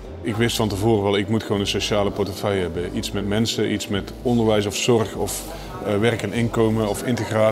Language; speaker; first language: Dutch; native; Dutch